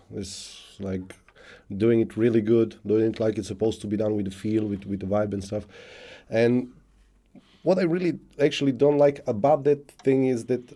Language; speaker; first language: English; non-native, fluent; Serbian